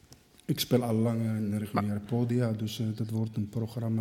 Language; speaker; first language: Dutch; non-native, fluent; Arabic